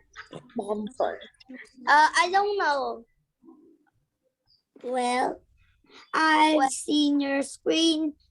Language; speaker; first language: English; non-native, learner; Vietnamese